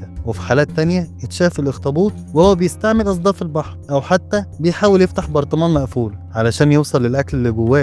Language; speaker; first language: Arabic; native; Arabic